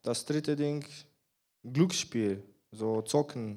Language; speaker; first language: German; non-native, fluent; Bulgarian